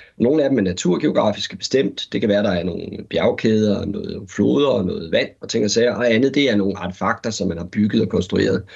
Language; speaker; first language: Danish; native; Danish